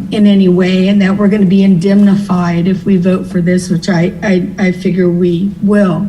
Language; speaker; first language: English; native; English